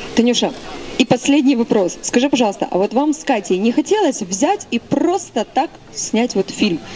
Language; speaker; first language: Russian; non-native, local second language; Ukrainian